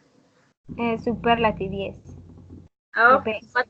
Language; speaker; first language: English; non-native, learner; Spanish